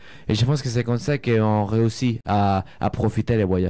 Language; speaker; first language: French; non-native, fluent; Spanish